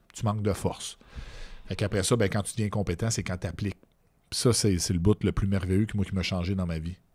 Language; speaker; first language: French; native; French